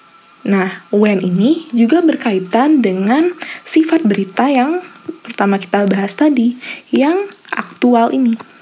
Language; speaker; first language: Indonesian; native; Indonesian